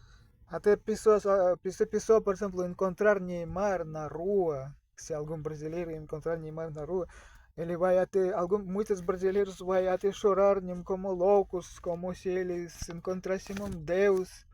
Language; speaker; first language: Portuguese; non-native, learner; Russian